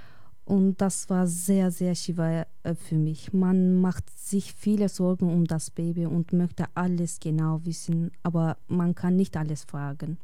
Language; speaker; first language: German; non-native, fluent; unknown